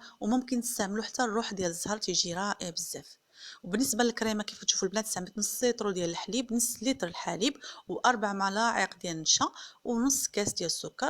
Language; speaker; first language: Arabic; native; Arabic